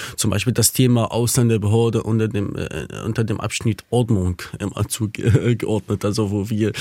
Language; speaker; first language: German; non-native, fluent; Kurdish